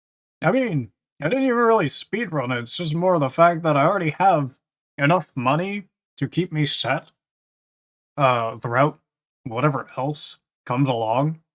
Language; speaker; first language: English; native; English